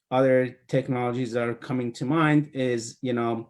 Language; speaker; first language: English; non-native, fluent; Persian